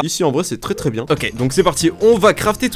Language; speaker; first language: French; native; French